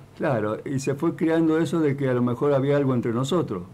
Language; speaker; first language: Spanish; native; Spanish